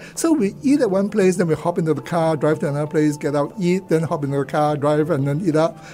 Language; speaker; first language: English; non-native, local second language; Cantonese